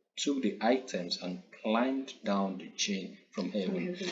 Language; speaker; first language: English; non-native, local second language; Yoruba